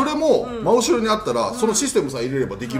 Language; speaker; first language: Japanese; native; Japanese